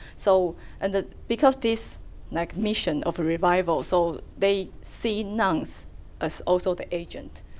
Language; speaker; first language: English; non-native, fluent; Chinese